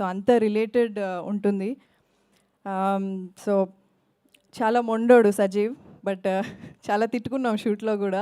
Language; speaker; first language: Telugu; native; Telugu